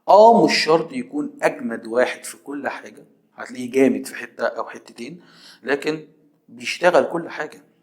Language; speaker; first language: Arabic; native; Arabic